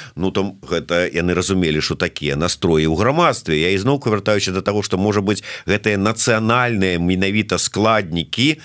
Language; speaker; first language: Belarusian; native; Belarusian